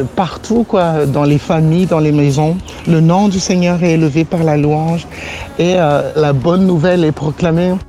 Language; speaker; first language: French; non-native, local second language; Malagasy